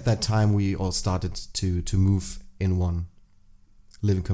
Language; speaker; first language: English; non-native, fluent; German